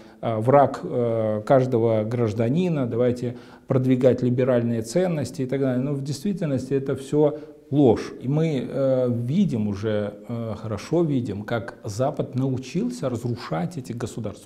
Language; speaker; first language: Russian; native; Russian